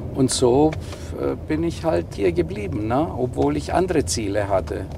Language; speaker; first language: German; non-native, fluent; Greek